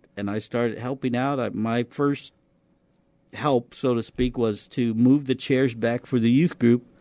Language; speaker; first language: English; native; English